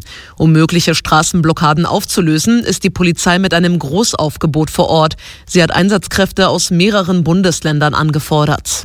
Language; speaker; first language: German; native; German